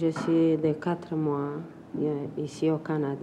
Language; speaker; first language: French; non-native, learner; Romanian